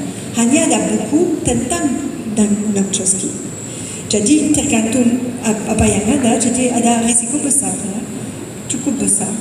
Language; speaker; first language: Indonesian; non-native, fluent; English